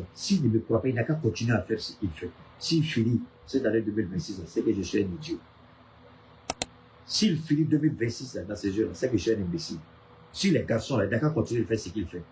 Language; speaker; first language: French; native; French